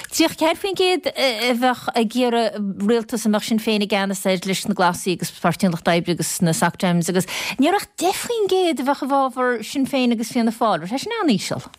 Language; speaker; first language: Irish; native; Irish